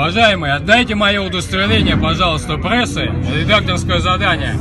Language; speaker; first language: Russian; native; Russian